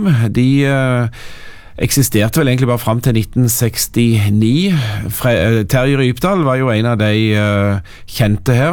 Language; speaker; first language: Norwegian; native; Norwegian